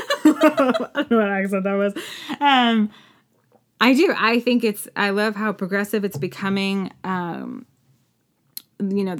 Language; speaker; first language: English; native; English